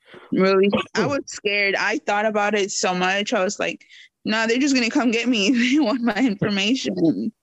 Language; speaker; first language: English; early bilingual, other home language; Spanish